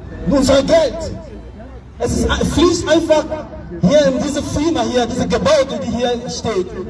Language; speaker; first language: German; non-native, learner; French